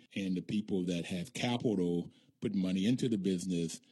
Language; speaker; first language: English; native; English